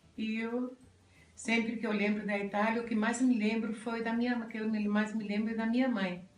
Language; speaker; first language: Portuguese; non-native, fluent; Italian